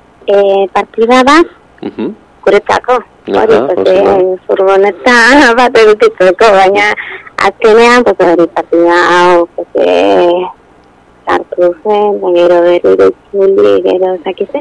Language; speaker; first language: Basque; non-native, local second language; Spanish